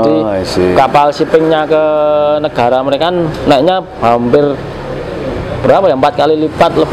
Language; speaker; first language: Indonesian; native; Indonesian